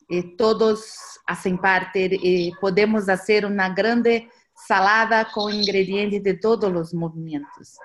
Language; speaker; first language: Spanish; non-native, learner; Portuguese